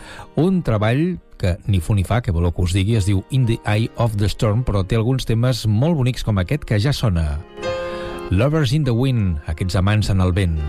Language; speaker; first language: Catalan; native; Catalan